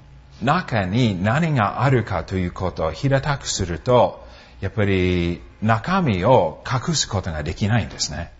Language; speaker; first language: Japanese; non-native, fluent; English